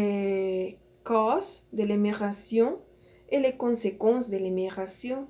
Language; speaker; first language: French; non-native, learner; Spanish